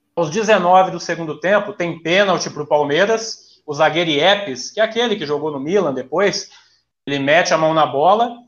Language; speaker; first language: Portuguese; native; Portuguese